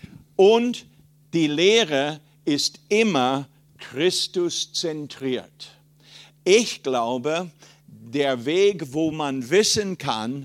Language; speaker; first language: German; non-native, fluent; English